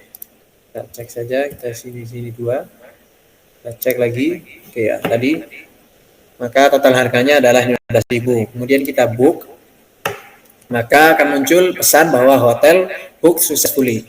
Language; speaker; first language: Indonesian; native; Indonesian